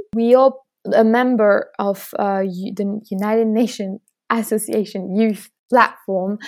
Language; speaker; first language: English; non-native, fluent; French